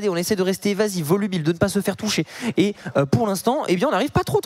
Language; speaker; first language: French; native; French